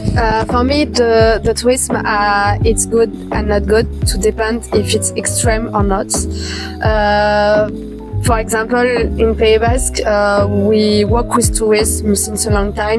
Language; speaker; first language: English; non-native, fluent; French